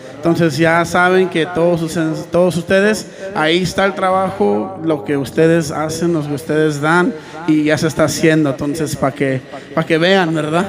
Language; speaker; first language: Spanish; early bilingual, heritage; Spanish